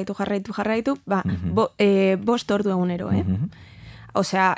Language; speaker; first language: Basque; non-native, learner; Spanish